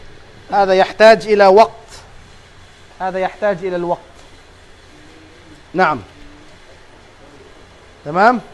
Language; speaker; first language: Arabic; non-native, fluent; Tausug